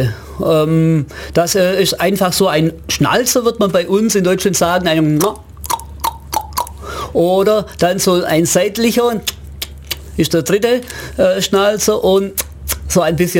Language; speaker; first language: German; native; German